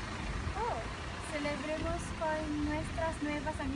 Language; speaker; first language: Spanish; non-native, learner; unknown